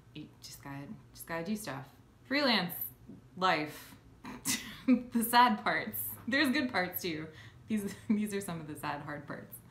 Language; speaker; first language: English; native; English